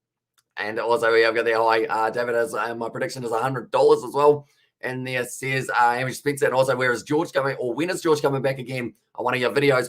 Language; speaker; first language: English; native; English